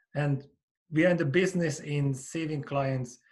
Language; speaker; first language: English; non-native, fluent; Hungarian